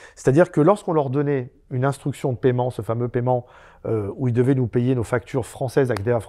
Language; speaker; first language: French; native; French